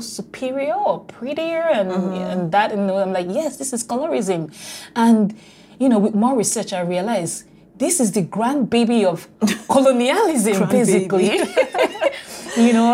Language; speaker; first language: English; non-native, local second language; Igbo